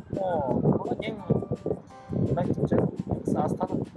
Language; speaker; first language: Kazakh; non-native, learner; Korean